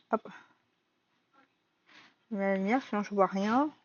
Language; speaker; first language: French; native; French